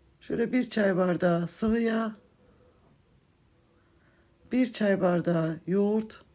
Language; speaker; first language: Turkish; native; Turkish